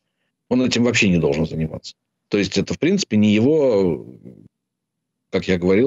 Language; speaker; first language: Russian; native; Russian